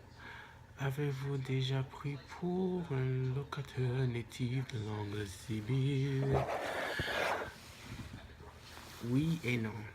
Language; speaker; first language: French; non-native, local second language; English